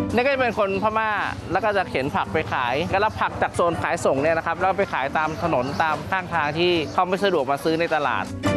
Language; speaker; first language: Thai; early bilingual, other home language; Chinese